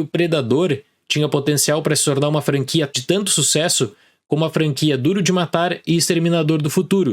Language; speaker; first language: Portuguese; native; Portuguese